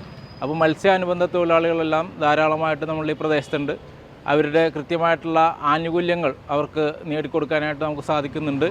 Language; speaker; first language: Malayalam; native; Malayalam